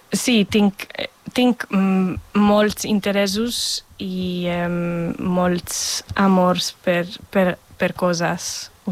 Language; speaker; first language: Catalan; non-native, fluent; German